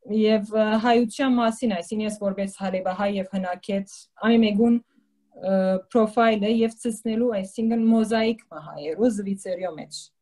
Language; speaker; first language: Armenian; native; Armenian